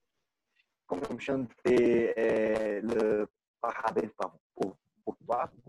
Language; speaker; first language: French; non-native, learner; Portuguese